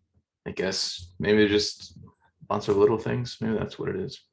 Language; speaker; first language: English; native; English